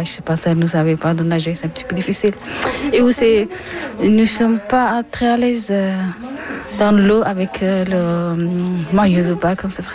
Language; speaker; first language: French; non-native, learner; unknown